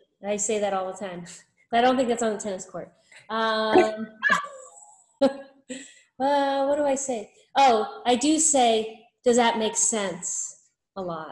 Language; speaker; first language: English; native; English